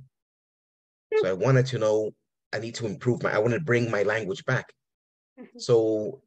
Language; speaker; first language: English; early bilingual, other home language; Spanish